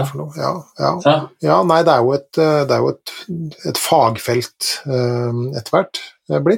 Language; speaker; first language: Norwegian; native; Norwegian